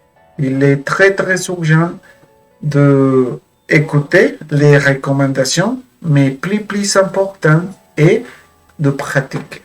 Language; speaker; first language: French; non-native, fluent; Spanish